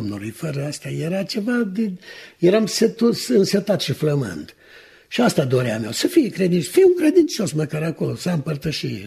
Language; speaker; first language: Romanian; native; Romanian